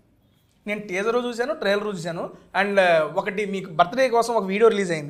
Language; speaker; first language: Telugu; native; Telugu